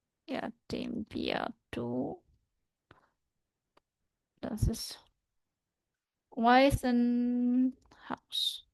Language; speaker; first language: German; non-native, fluent; Indonesian